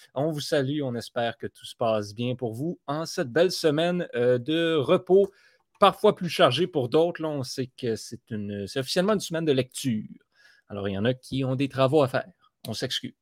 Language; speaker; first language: French; native; French